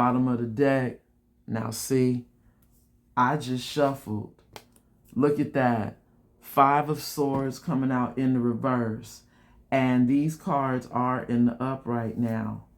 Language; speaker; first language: English; native; English